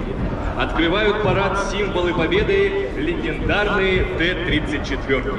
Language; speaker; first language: Russian; native; Russian